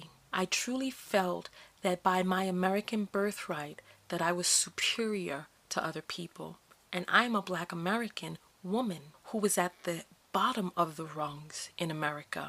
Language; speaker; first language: English; native; English